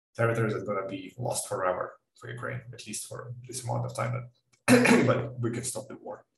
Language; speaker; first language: English; non-native, fluent; Ukrainian